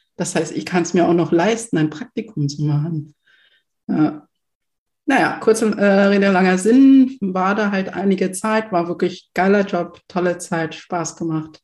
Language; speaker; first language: German; early bilingual, other home language; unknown